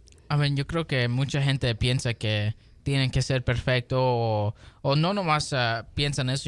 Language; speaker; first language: Spanish; early bilingual, heritage; Spanish